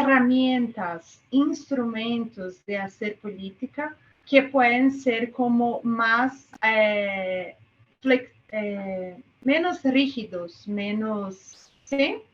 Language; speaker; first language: Spanish; non-native, fluent; Portuguese